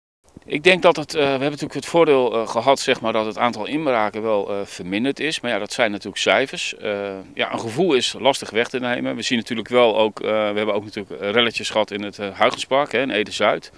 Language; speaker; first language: Dutch; native; Dutch